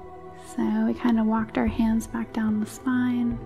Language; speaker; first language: English; native; English